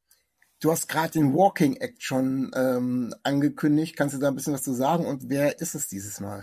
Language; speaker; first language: German; native; German